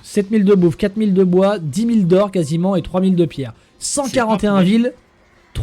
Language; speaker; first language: French; native; French